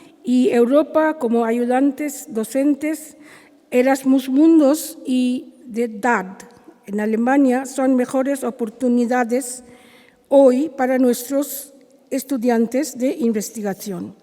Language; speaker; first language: Spanish; non-native, fluent; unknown